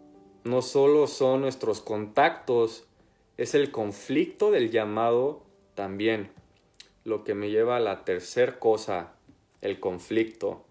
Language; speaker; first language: Spanish; native; Spanish